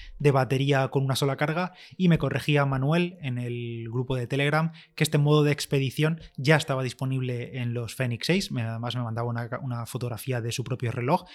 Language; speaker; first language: Spanish; native; Spanish